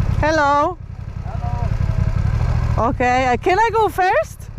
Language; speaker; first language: English; non-native, learner; Polish